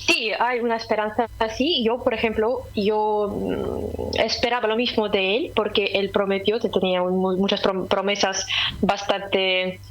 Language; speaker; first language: Spanish; non-native, fluent; Russian